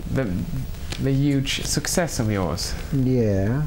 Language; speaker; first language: English; non-native, fluent; Swedish